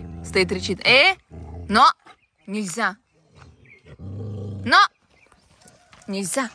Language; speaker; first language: Russian; native; Russian